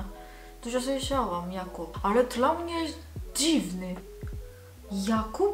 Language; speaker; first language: Polish; non-native, learner; Korean